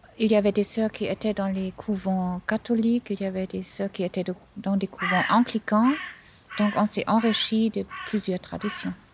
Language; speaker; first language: French; non-native, fluent; German